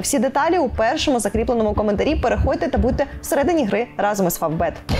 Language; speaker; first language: Ukrainian; native; Ukrainian